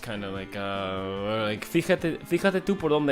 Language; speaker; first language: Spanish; non-native, fluent; English